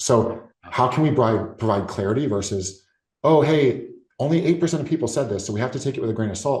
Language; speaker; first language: English; native; English